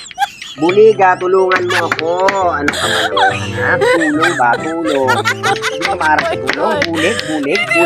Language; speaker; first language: Filipino; non-native, local second language; Waray